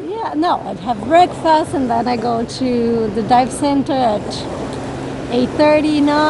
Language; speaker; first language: English; non-native, fluent; Portuguese